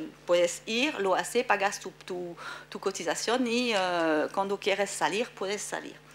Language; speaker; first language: Spanish; non-native, fluent; French